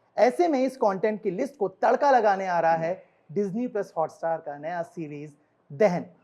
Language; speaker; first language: Hindi; native; Hindi